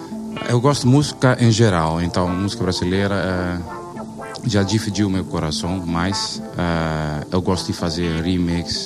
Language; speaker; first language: Portuguese; non-native, learner; Dutch